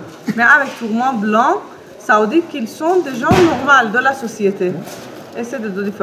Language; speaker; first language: French; non-native, learner; Persian